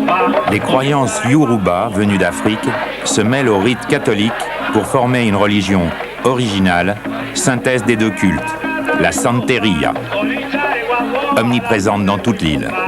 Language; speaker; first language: French; native; French